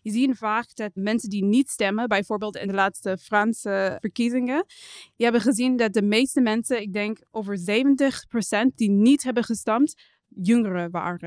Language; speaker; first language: Dutch; non-native, fluent; English